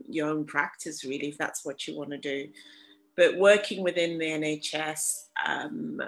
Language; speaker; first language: English; non-native, local second language; Shona